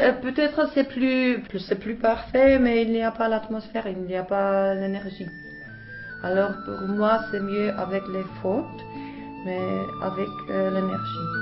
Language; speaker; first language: French; non-native, learner; Czech